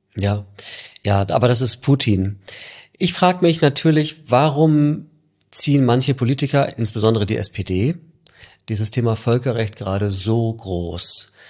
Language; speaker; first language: German; native; German